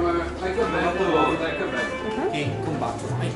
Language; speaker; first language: English; non-native, learner; Italian